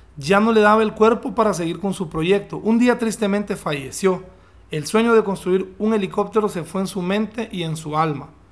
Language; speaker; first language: Spanish; native; Spanish